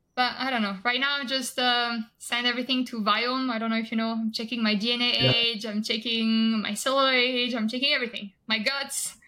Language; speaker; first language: English; non-native, fluent; French